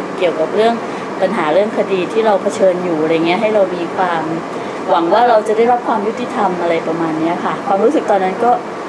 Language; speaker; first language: Thai; native; Thai